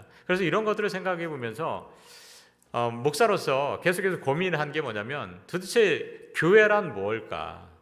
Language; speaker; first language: Korean; native; Korean